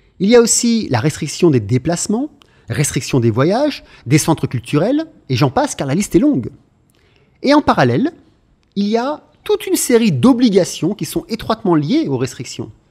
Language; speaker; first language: French; native; French